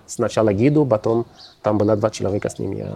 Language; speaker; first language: Russian; non-native, learner; Arabic